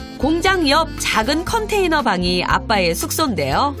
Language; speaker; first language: Korean; native; Korean